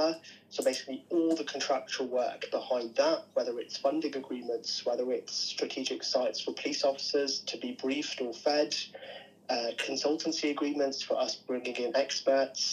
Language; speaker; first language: English; native; English